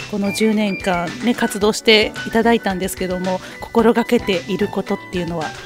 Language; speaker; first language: Japanese; native; Japanese